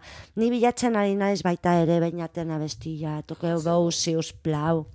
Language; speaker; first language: Basque; non-native, local second language; Spanish